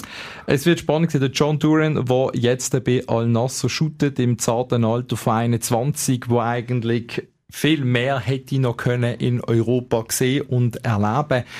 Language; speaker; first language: German; native; German